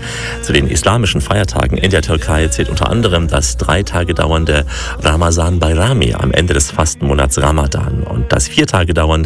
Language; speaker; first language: German; native; German